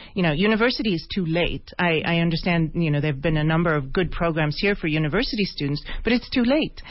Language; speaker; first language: English; non-native, fluent; Swedish